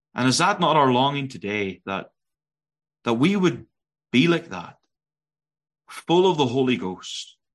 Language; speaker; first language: English; native; English